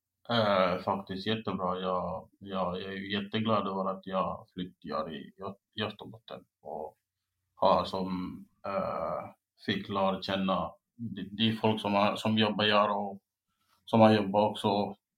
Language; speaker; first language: Swedish; non-native, fluent; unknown